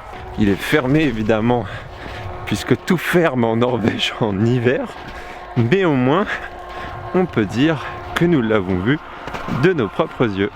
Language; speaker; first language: French; native; French